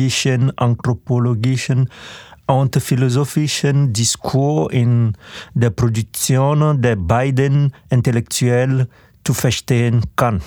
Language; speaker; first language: German; non-native, fluent; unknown